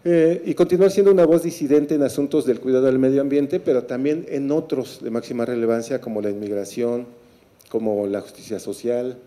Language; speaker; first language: Spanish; native; Spanish